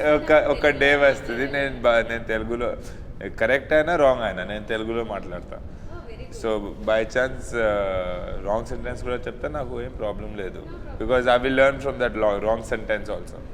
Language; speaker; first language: Telugu; non-native, learner; Hindi